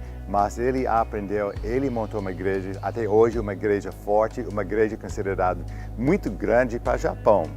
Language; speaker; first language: Portuguese; non-native, learner; English